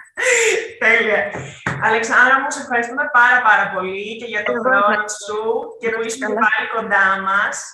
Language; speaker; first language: Greek; native; Greek